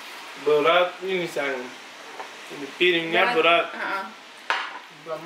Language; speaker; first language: Indonesian; non-native, learner; English